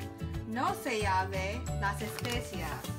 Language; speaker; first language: Spanish; non-native, learner; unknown